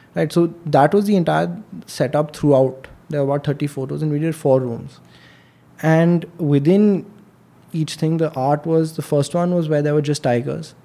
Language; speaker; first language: English; non-native, local second language; Hindi